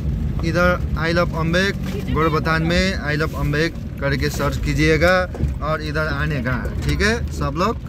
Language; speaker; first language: Hindi; non-native, local second language; Nepali